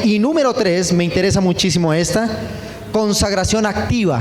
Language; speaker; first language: Spanish; native; Spanish